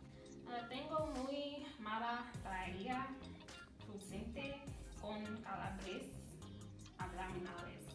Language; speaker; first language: Spanish; non-native, learner; English